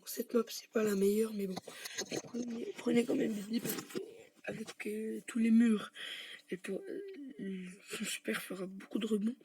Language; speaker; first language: French; native; French